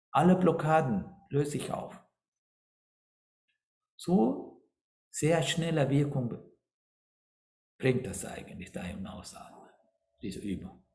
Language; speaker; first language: German; non-native, fluent; Sinhala